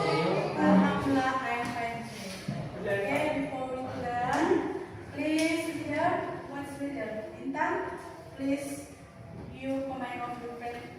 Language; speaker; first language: English; non-native, learner; Indonesian